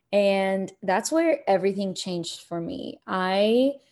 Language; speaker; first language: English; early bilingual, other home language; Arabic